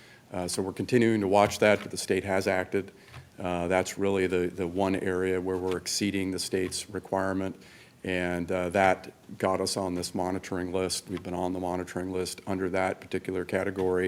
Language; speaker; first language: English; native; English